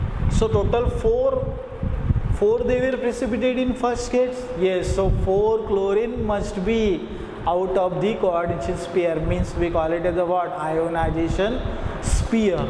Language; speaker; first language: English; non-native, local second language; Marathi